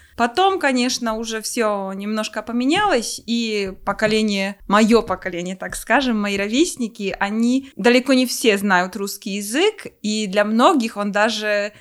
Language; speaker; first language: Russian; non-native, fluent; Polish